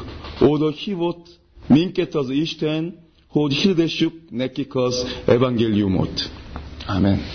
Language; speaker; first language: Hungarian; non-native, learner; Korean